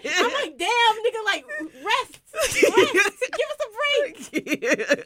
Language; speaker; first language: English; early bilingual, other home language; Akan